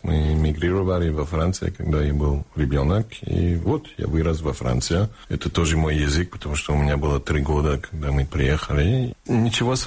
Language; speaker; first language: Russian; non-native, fluent; English